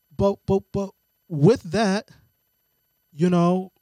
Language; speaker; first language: English; native; English